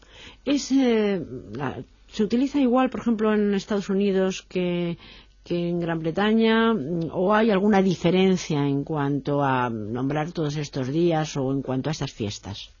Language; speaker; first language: Spanish; native; Spanish